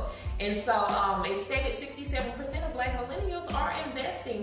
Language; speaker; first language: English; native; English